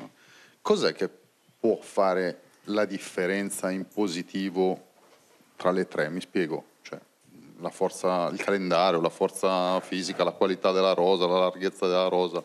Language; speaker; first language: Italian; native; Italian